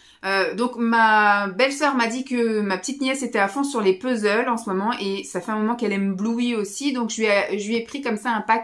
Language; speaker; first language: French; native; French